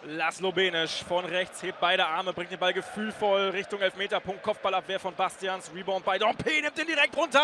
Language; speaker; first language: German; native; German